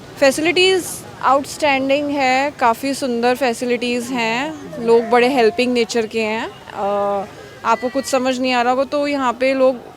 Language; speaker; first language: Hindi; native; Hindi